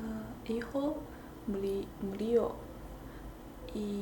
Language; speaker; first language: Spanish; non-native, learner; Chinese